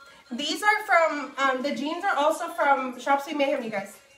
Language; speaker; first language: English; non-native, local second language; Spanish